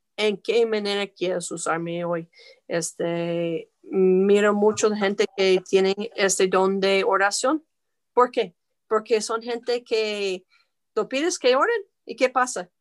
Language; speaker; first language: Spanish; non-native, fluent; English